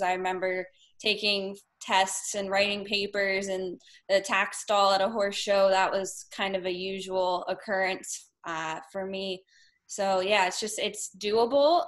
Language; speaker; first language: English; native; English